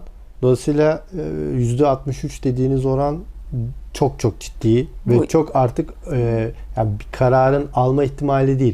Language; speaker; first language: Turkish; native; Turkish